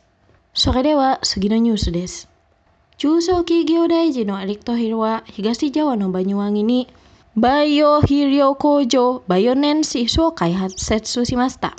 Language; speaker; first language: Japanese; non-native, fluent; Indonesian